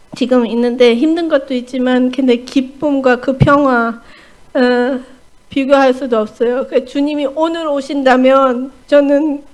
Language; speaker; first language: Korean; non-native, fluent; German